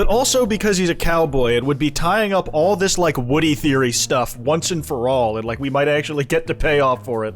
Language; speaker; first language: English; native; English